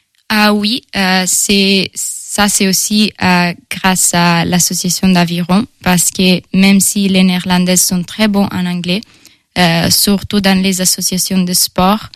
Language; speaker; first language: French; non-native, fluent; Italian